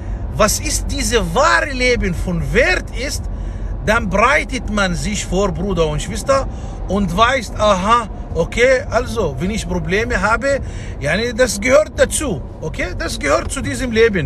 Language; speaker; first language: German; non-native, fluent; Arabic